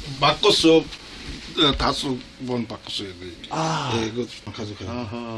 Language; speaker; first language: Korean; non-native, learner; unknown